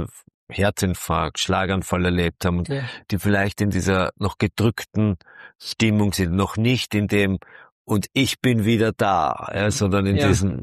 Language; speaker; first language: German; native; German